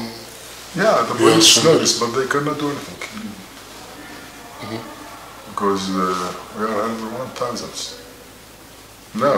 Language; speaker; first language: English; non-native, learner; Arabic